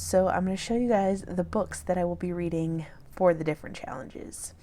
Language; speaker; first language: English; native; English